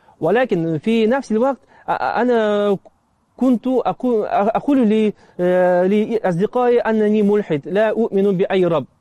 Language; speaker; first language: Arabic; non-native, fluent; Russian